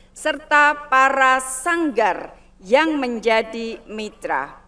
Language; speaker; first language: Indonesian; native; Indonesian